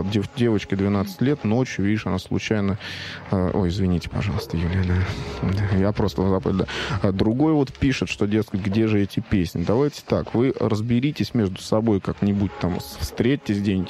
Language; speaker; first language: Russian; native; Russian